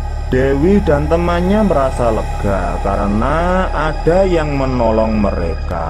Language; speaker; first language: Indonesian; native; Indonesian